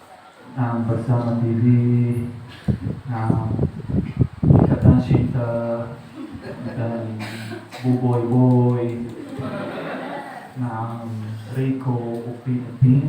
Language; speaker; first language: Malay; non-native, learner; Arabic